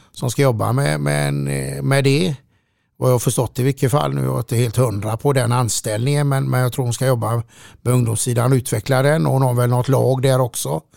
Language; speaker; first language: Swedish; native; Swedish